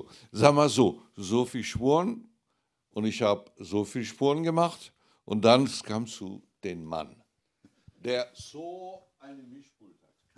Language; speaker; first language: German; non-native, fluent; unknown